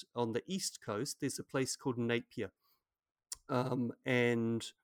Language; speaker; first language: English; native; English